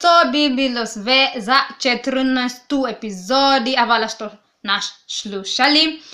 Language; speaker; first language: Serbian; non-native, learner; English